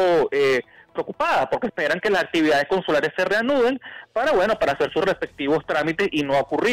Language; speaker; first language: Spanish; native; Spanish